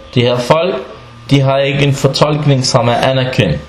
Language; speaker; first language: Danish; non-native, fluent; Arabic